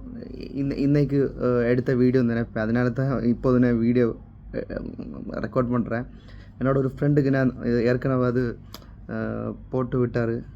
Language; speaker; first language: Tamil; non-native, local second language; Malayalam